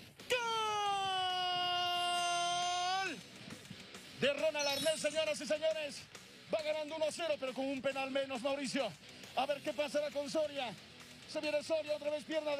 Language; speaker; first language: Spanish; native; Spanish